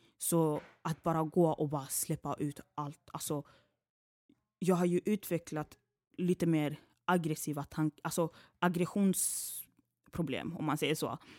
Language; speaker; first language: Swedish; early bilingual, other home language; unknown